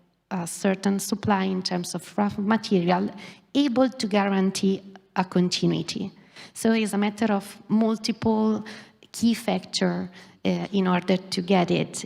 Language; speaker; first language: English; non-native, fluent; Italian